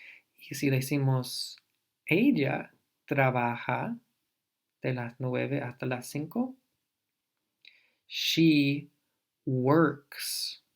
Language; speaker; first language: Spanish; non-native, fluent; English